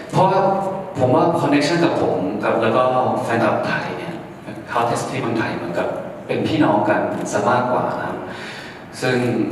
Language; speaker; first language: Thai; early bilingual, heritage; Thai